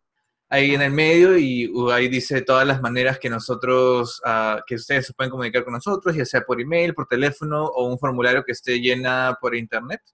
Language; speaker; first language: Spanish; non-native, fluent; English